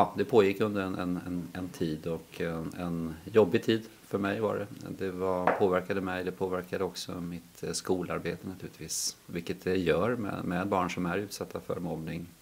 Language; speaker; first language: Swedish; early bilingual, heritage; Swedish